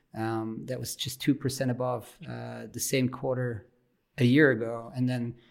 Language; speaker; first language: English; non-native, fluent; Swiss German